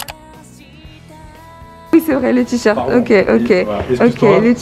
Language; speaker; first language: French; native; French